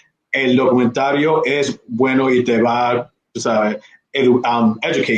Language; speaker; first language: Spanish; early bilingual, heritage; Spanish